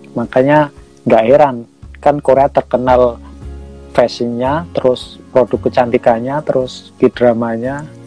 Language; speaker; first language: Indonesian; native; Indonesian